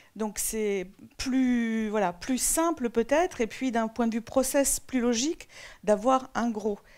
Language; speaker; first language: French; native; French